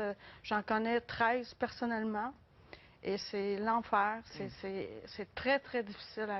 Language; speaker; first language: French; native; French